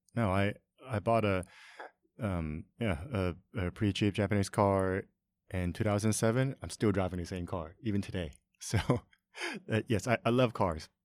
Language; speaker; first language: English; non-native, local second language; Cantonese